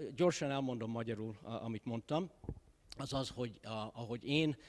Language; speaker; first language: Hungarian; early bilingual, other home language; English